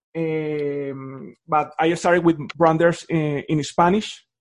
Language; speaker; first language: English; non-native, fluent; Spanish